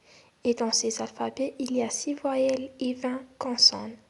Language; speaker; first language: French; non-native, local second language; Arabic